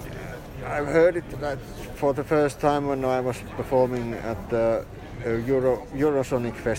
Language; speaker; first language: English; non-native, fluent; Finnish